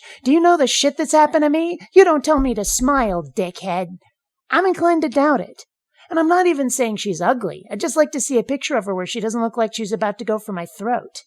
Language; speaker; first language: English; native; English